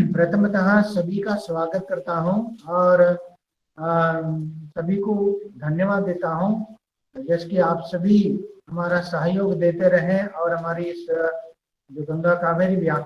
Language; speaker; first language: Hindi; non-native, local second language; Kannada